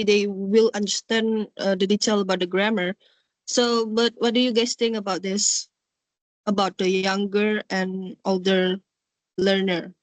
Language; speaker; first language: English; non-native, learner; Indonesian